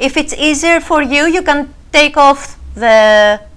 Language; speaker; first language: English; non-native, fluent; Greek